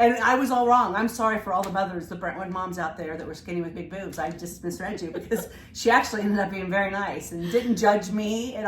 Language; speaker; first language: English; native; English